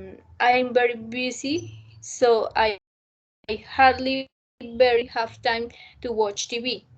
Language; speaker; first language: English; non-native, learner; Spanish